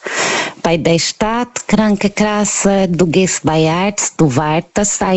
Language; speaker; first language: German; non-native, learner; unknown